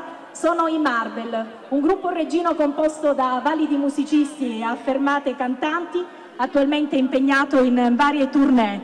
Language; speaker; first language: Italian; native; Italian